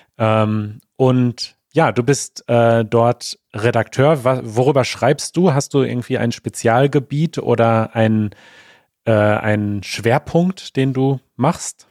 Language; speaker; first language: German; native; German